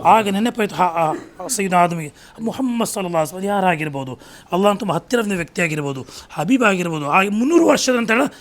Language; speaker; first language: Kannada; non-native, local second language; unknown